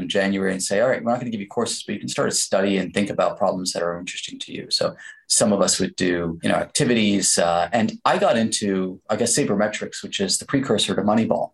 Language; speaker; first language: English; native; English